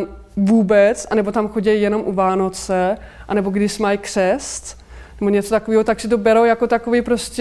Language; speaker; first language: Czech; non-native, fluent; Danish